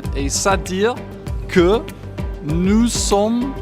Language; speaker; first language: French; non-native, fluent; English